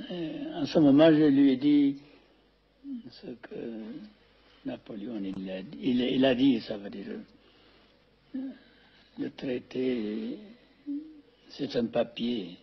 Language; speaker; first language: French; non-native, fluent; Amharic